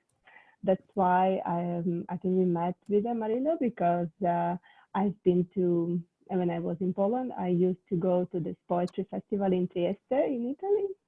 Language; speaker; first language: English; non-native, fluent; Russian